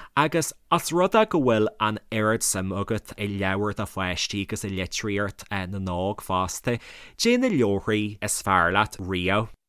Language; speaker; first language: Irish; native; Irish